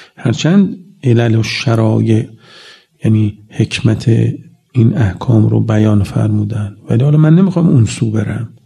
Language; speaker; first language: Persian; native; Persian